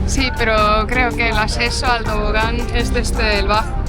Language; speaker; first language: Spanish; non-native, fluent; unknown